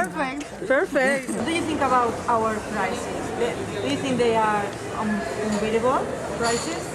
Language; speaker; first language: English; non-native, fluent; Spanish